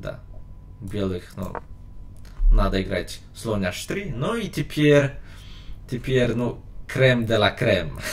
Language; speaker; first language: Russian; non-native, learner; Polish